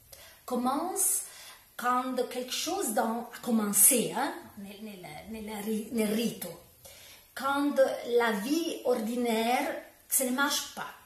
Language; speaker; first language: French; non-native, learner; Italian